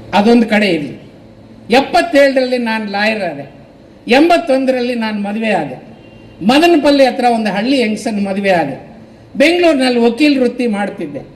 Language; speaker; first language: Kannada; non-native, local second language; Telugu